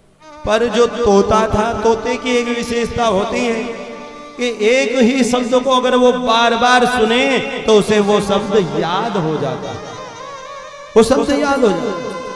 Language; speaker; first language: Hindi; native; Hindi